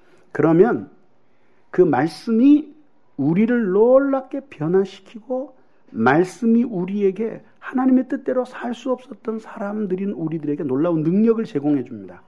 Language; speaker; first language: Korean; native; Korean